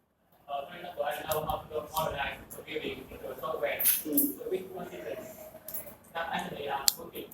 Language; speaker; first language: English; non-native, learner; Vietnamese